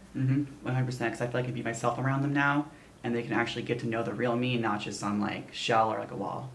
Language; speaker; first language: English; native; English